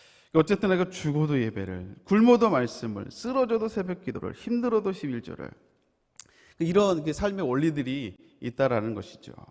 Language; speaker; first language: Korean; native; Korean